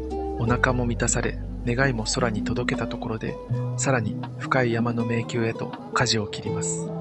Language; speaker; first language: Japanese; native; Japanese